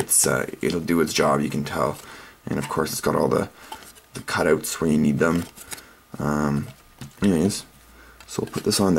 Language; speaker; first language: English; native; English